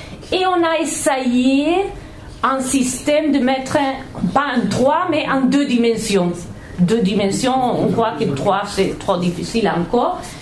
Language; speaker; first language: French; non-native, fluent; Catalan